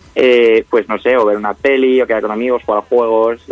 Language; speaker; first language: Spanish; native; Spanish